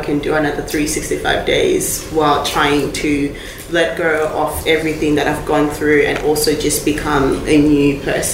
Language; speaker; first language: English; non-native, local second language; Shona